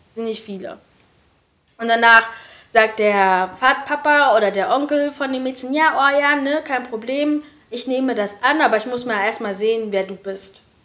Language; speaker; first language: German; early bilingual, other home language; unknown